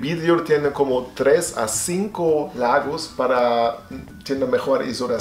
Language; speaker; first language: Spanish; non-native, learner; German